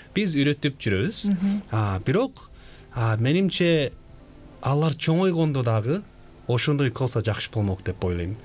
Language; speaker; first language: Kyrgyz; non-native, fluent; Korean